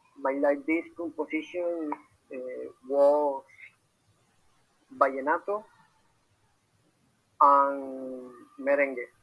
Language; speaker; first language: English; non-native, learner; Spanish